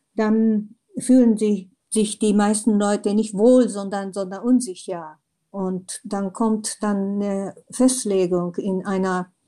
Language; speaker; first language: German; non-native, fluent; Japanese